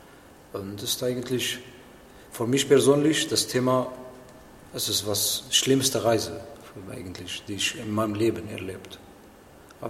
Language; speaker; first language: German; non-native, learner; Arabic